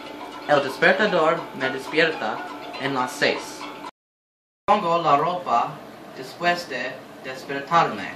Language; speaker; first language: Spanish; non-native, learner; English